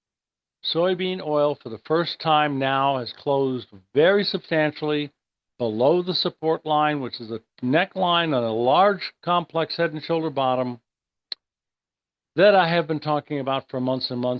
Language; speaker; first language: English; native; English